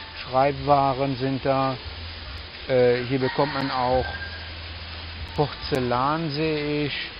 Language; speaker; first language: German; native; German